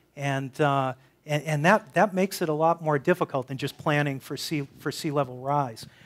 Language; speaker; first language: English; native; English